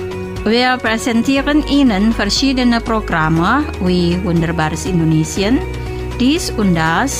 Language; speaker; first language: German; non-native, fluent; Indonesian